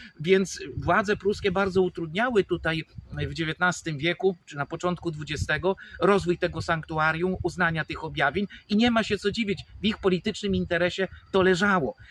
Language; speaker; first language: Polish; native; Polish